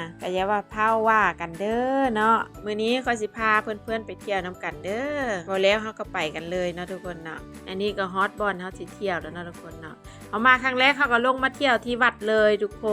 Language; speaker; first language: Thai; non-native, local second language; Lao